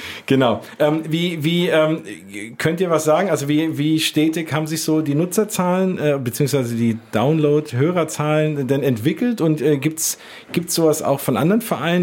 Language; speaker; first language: German; native; German